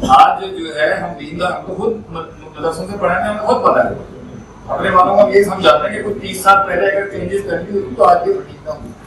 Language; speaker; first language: Urdu; non-native, local second language; Punjabi